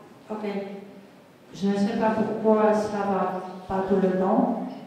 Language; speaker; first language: French; non-native, fluent; Spanish